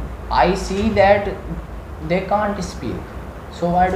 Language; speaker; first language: English; non-native, learner; Hindi